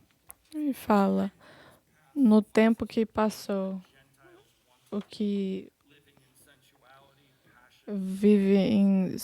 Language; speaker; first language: Portuguese; non-native, fluent; English